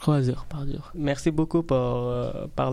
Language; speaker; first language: French; non-native, learner; Bangla